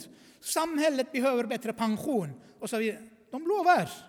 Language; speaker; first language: Swedish; non-native, fluent; Armenian